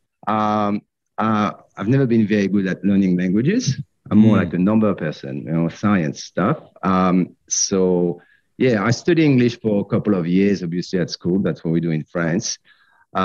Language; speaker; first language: English; non-native, fluent; French